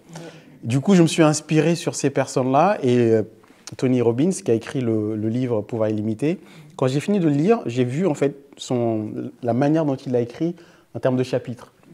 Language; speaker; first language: French; early bilingual, other home language; Fula